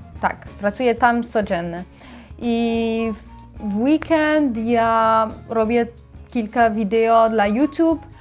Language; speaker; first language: Polish; non-native, learner; Arabic